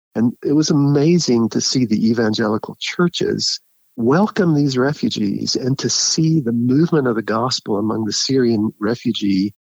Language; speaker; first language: English; native; English